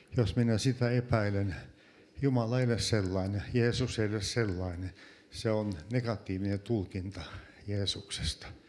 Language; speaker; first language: Finnish; native; Finnish